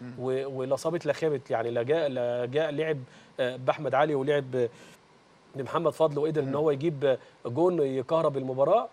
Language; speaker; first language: Arabic; native; Arabic